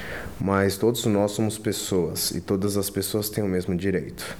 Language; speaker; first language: French; non-native, learner; Portuguese